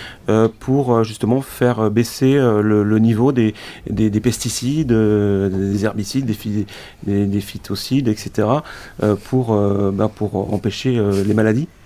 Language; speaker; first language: French; native; French